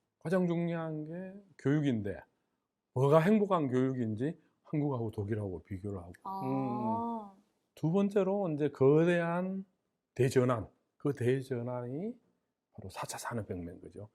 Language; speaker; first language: Korean; native; Korean